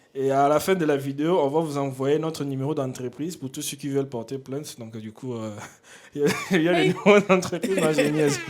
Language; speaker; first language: French; non-native, local second language; Lingala